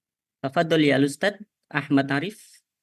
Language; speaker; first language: Arabic; non-native, fluent; Indonesian